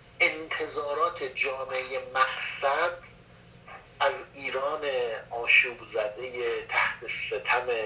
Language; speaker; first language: Persian; non-native, local second language; Kurdish